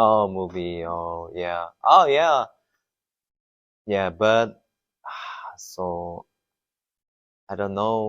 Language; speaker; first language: English; non-native, learner; Korean